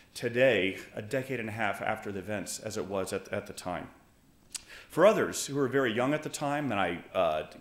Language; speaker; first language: English; native; English